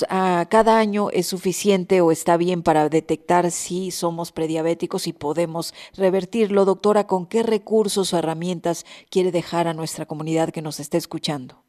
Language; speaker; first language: Spanish; native; Spanish